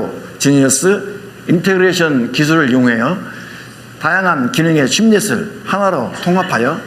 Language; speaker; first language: Korean; native; Korean